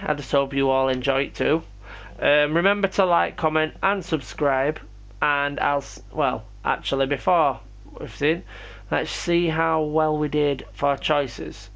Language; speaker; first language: English; native; English